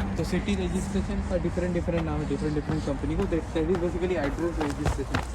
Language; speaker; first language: Hindi; non-native, local second language; Bangla